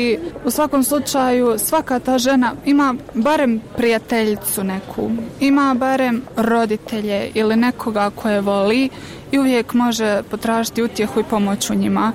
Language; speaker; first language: Croatian; native; Croatian